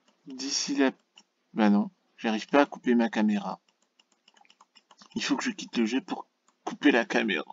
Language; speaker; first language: French; native; French